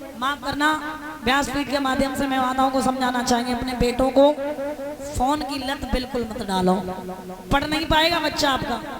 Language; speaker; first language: Hindi; native; Hindi